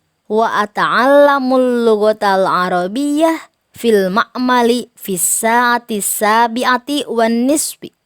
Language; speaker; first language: Arabic; non-native, fluent; Indonesian